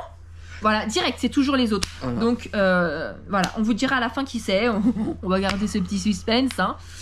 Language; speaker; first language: French; native; French